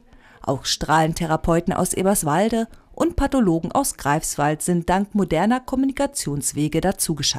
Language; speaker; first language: German; native; German